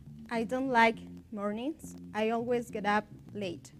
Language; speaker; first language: English; non-native, learner; Spanish